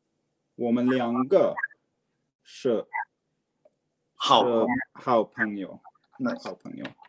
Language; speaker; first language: Chinese; non-native, learner; English